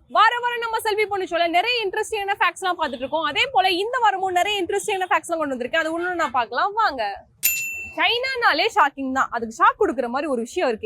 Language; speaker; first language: Tamil; native; Tamil